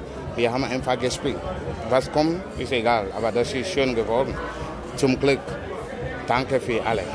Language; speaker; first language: German; non-native, learner; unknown